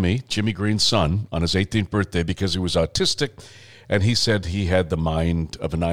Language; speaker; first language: English; native; English